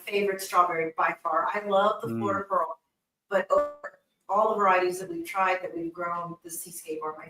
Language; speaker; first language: English; native; English